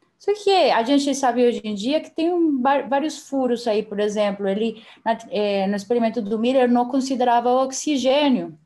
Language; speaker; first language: Portuguese; non-native, fluent; Spanish